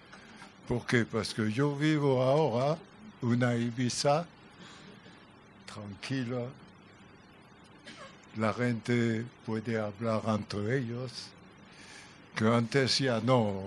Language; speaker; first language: Spanish; non-native, learner; French